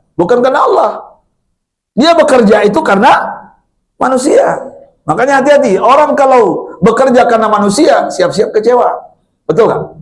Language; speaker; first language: Indonesian; non-native, local second language; Minangkabau